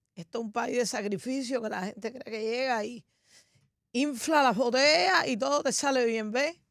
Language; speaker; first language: Spanish; native; Spanish